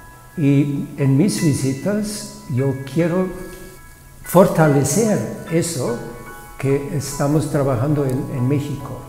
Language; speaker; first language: Spanish; non-native, fluent; German